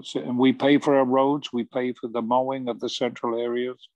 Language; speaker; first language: English; native; English